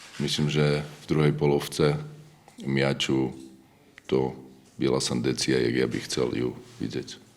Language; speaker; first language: Polish; non-native, learner; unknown